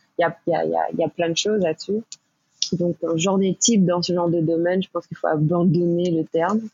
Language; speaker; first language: French; native; French